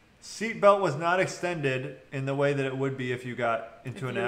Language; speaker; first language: English; native; English